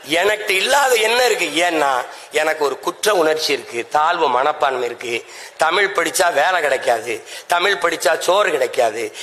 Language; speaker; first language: Tamil; native; Tamil